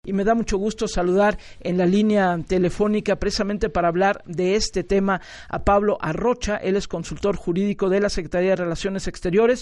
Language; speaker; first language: Spanish; native; Spanish